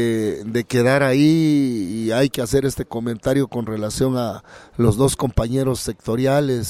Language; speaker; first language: Spanish; native; Spanish